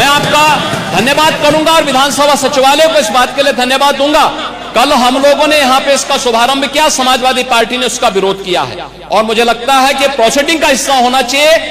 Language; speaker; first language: Hindi; native; Hindi